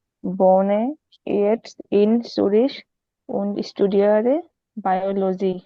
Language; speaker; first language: German; non-native, learner; Bangla